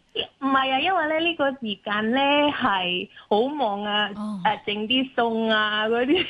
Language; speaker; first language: Cantonese; non-native, local second language; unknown